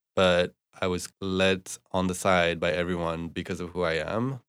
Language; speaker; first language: English; non-native, fluent; French